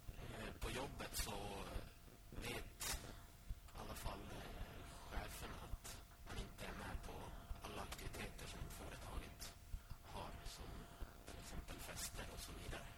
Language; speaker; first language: Swedish; early bilingual, other home language; Finnish